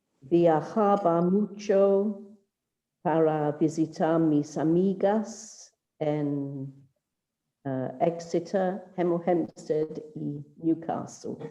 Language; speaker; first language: Spanish; non-native, learner; English